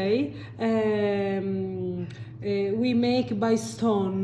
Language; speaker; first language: English; non-native, learner; Italian